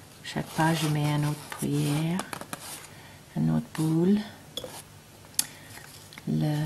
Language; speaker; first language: French; non-native, learner; English